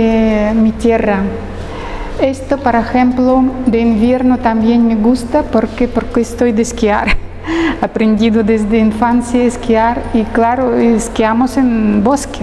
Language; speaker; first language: Spanish; non-native, learner; Russian